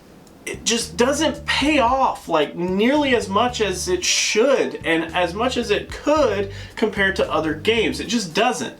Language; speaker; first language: English; native; English